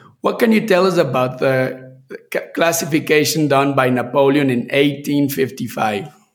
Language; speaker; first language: English; non-native, fluent; Spanish